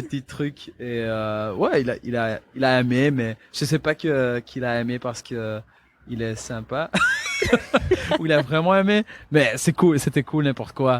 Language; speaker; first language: French; non-native, local second language; Dutch